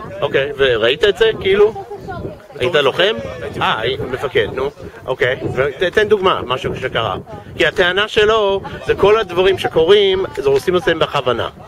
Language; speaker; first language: Hebrew; non-native, fluent; English